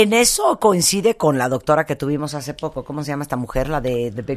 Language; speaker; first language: Spanish; native; Spanish